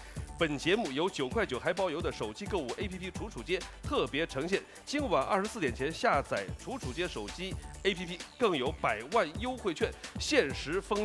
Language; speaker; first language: Chinese; native; Chinese